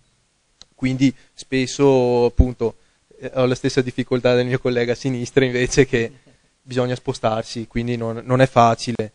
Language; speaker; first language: Italian; native; Italian